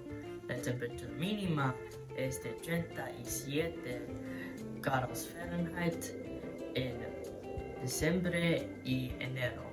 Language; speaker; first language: Spanish; non-native, learner; English